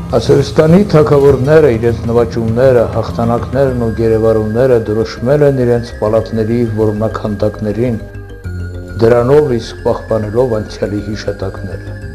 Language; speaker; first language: Armenian; non-native, local second language; Assyrian Neo-Aramaic